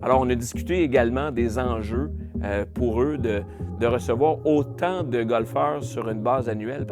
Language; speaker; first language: French; native; French